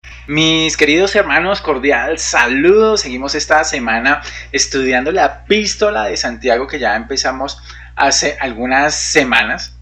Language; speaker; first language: Spanish; native; Spanish